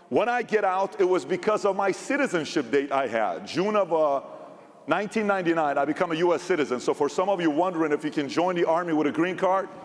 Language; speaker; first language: English; early bilingual, other home language; Persian